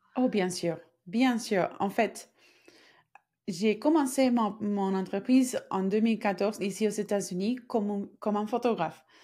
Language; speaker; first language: French; non-native, fluent; Spanish